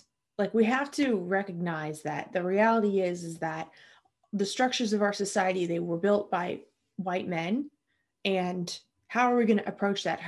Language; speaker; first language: English; native; English